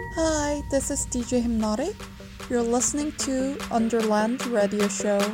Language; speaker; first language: English; non-native, learner; Korean